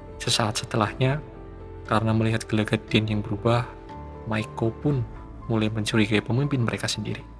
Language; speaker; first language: Indonesian; native; Indonesian